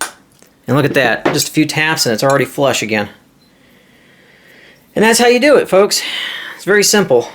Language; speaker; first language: English; native; English